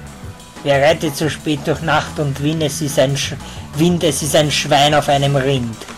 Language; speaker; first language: German; native; German